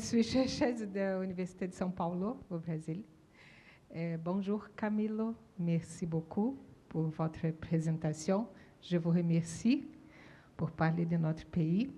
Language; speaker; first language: French; non-native, learner; Portuguese